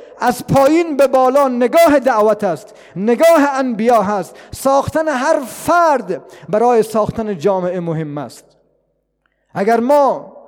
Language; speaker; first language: Persian; non-native, local second language; Baluchi